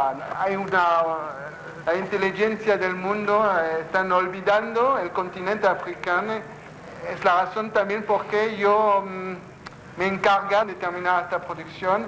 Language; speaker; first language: Spanish; non-native, learner; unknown